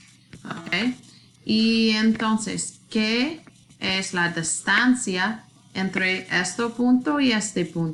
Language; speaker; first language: Spanish; non-native, learner; English